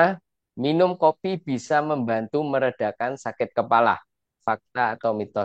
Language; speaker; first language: Indonesian; native; Indonesian